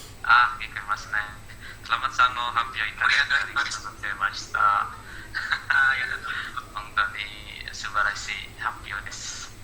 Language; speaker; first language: Japanese; non-native, learner; Indonesian